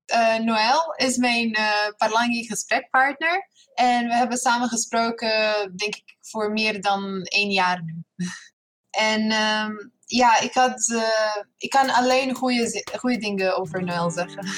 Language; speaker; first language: Dutch; non-native, fluent; Serbian